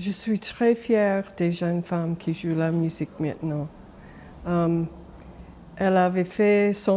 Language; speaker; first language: French; non-native, local second language; English